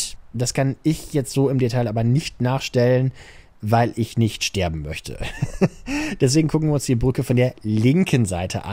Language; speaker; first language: German; native; German